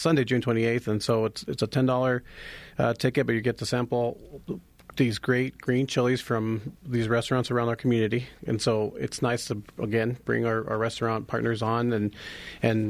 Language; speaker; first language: English; native; English